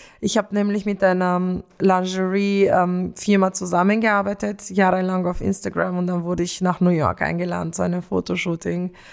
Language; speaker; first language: German; early bilingual, other home language; Romanian